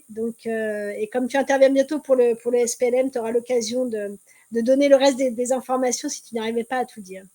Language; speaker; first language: French; native; French